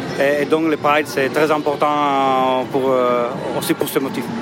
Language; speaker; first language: French; non-native, learner; Italian